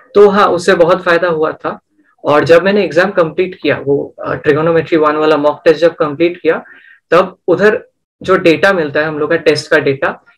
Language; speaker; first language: Hindi; non-native, local second language; Bangla